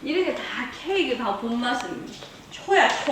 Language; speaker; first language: Korean; native; Korean